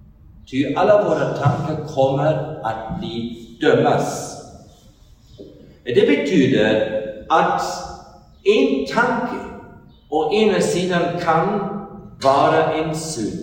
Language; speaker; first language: Swedish; non-native, fluent; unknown